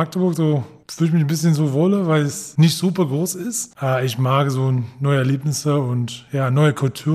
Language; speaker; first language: German; non-native, fluent; English